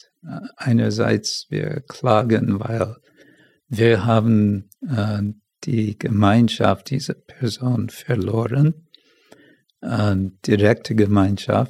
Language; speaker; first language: German; non-native, fluent; English